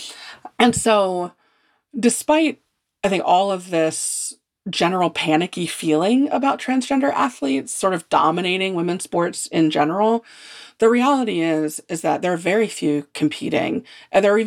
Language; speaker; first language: English; native; English